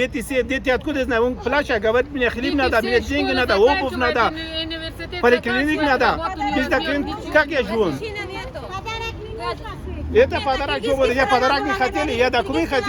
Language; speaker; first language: Russian; non-native, learner; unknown